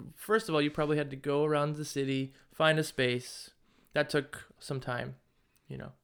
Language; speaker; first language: English; native; English